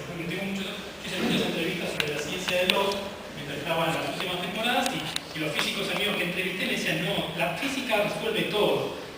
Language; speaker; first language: Spanish; native; Spanish